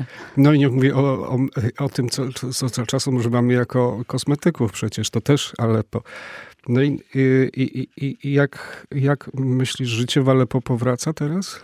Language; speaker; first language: Polish; native; Polish